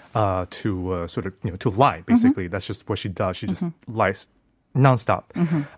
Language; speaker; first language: English; non-native, fluent; Chinese